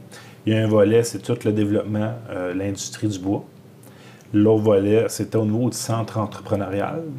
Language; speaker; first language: French; native; French